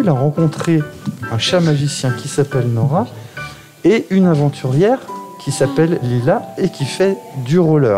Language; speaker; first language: French; native; French